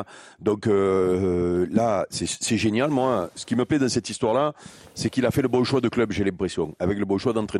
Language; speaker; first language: French; native; French